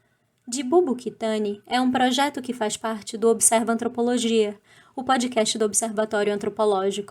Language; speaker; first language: Portuguese; native; Portuguese